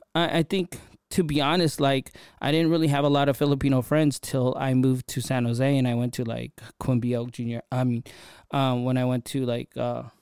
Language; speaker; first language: English; early bilingual, other home language; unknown